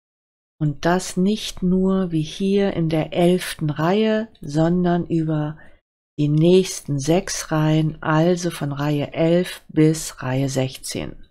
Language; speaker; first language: German; native; German